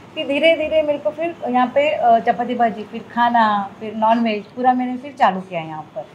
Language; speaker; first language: Hindi; non-native, local second language; Marathi